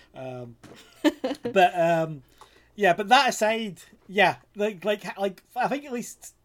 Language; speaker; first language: English; native; English